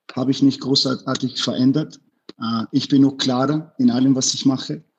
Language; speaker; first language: German; early bilingual, other home language; Bosnian